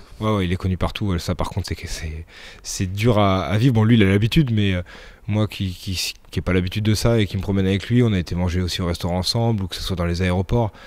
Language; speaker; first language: French; native; French